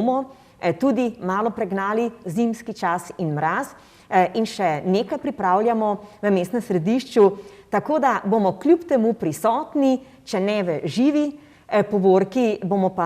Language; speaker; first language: Slovenian; native; Slovenian